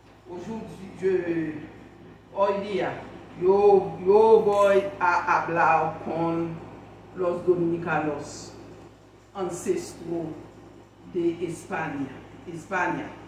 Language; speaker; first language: Spanish; non-native, learner; Haitian Creole